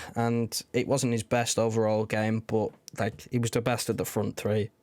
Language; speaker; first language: English; native; English